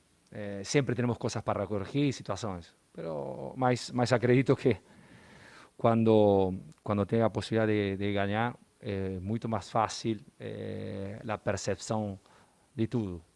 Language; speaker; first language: Portuguese; non-native, fluent; Spanish